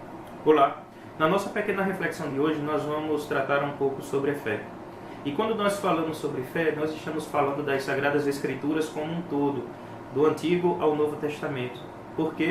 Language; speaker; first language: Portuguese; native; Portuguese